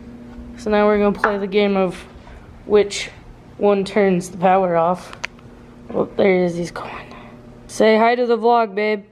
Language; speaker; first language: English; native; English